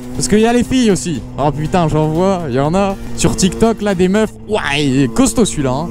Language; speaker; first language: French; native; French